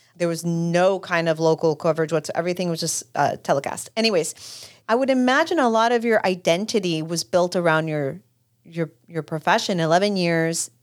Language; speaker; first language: English; native; English